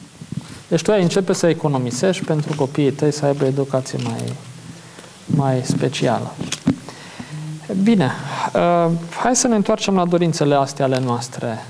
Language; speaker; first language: Romanian; native; Romanian